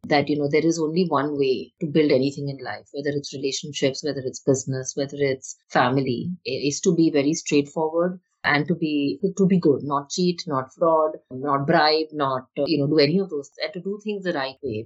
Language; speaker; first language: English; non-native, local second language; Hindi